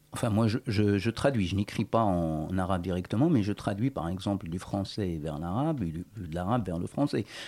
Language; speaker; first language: French; non-native, local second language; Berber languages